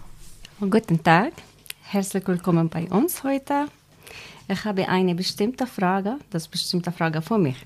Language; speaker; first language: German; non-native, learner; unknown